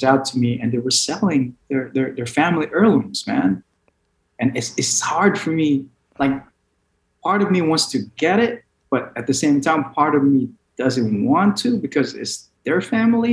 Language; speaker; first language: English; non-native, local second language; Filipino